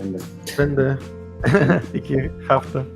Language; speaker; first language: Turkish; non-native, learner; Portuguese